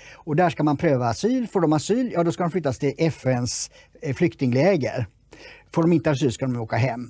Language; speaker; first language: Swedish; native; Swedish